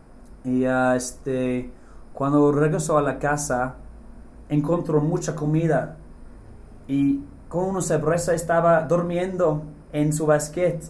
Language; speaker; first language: Spanish; non-native, fluent; English